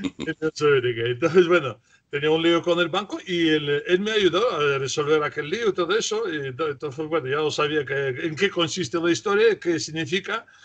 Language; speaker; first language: Spanish; non-native, fluent; Russian